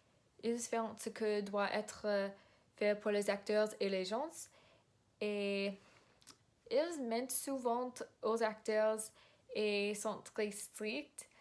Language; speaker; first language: French; non-native, learner; English